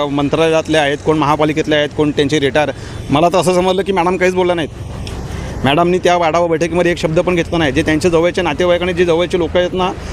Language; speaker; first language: Marathi; native; Marathi